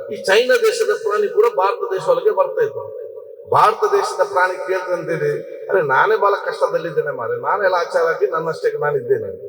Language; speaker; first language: Kannada; non-native, local second language; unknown